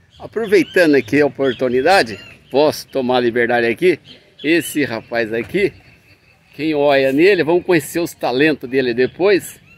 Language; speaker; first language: Portuguese; native; Portuguese